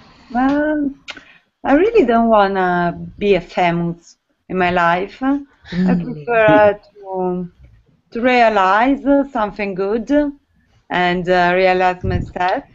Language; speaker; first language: English; non-native, learner; Italian